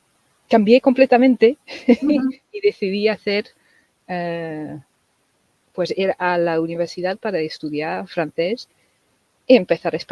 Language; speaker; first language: Spanish; non-native, fluent; English